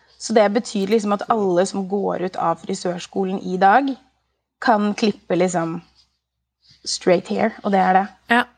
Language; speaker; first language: Norwegian; native; Norwegian